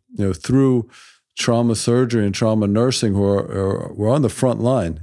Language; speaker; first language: English; native; English